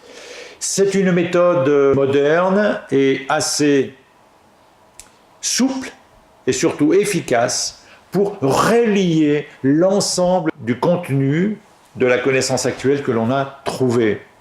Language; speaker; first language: French; native; French